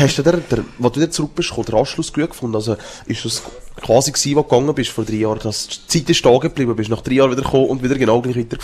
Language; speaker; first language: German; native; German